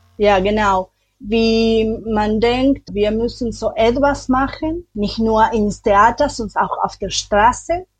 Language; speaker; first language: German; non-native, learner; Spanish